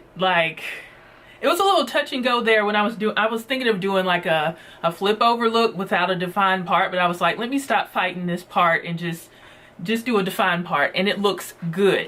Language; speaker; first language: English; native; English